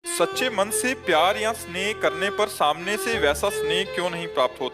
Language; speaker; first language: Hindi; native; Hindi